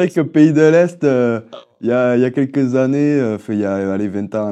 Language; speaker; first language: French; native; French